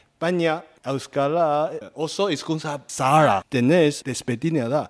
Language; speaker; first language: Basque; non-native, learner; Chinese